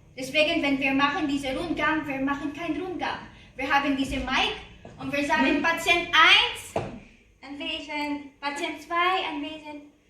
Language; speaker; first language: German; non-native, learner; Filipino